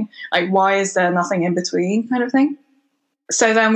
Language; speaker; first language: English; native; English